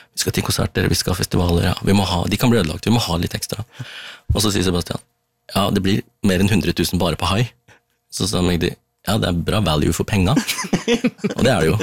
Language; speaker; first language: Norwegian; early bilingual, other home language; Tamil